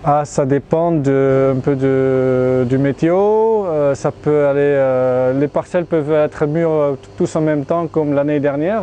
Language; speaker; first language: French; non-native, fluent; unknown